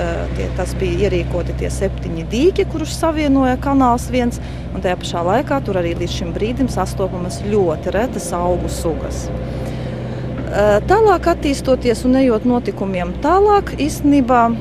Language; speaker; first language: Latvian; native; Latvian